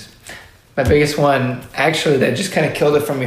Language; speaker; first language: English; native; English